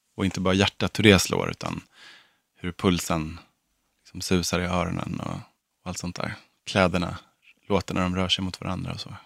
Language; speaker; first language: Swedish; native; Swedish